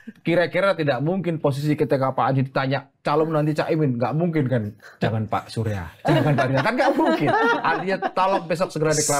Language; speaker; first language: Indonesian; native; Indonesian